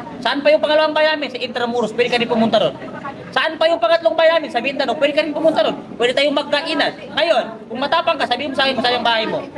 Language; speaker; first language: Filipino; non-native, local second language; Maguindanaon